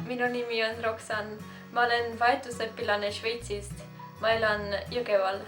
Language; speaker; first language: Estonian; non-native, fluent; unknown